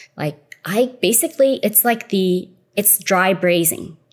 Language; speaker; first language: English; early bilingual, other home language; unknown